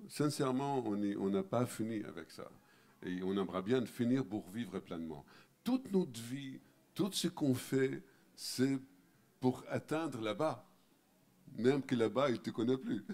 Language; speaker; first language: French; non-native, fluent; Arabic